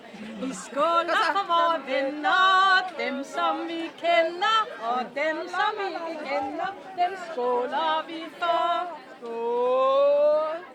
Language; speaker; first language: Danish; non-native, learner; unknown